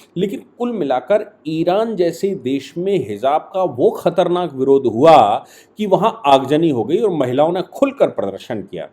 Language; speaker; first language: Hindi; native; Hindi